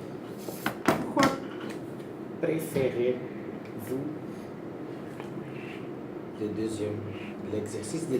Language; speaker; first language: French; non-native, learner; Portuguese